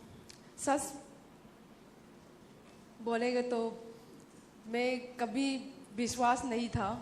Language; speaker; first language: Hindi; non-native, local second language; Manipuri